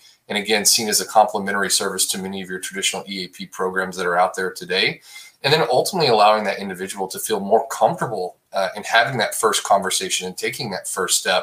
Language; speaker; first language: English; native; English